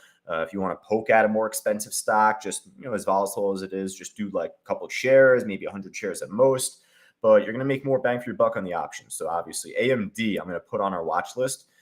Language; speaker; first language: English; native; English